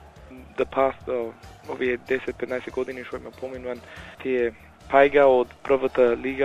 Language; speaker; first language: Macedonian; early bilingual, heritage; Macedonian